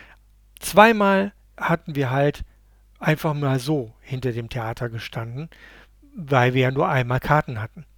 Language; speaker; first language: German; native; German